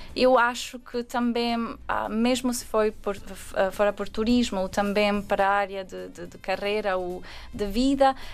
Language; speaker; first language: Portuguese; non-native, fluent; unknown